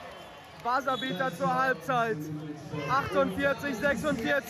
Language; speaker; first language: German; native; German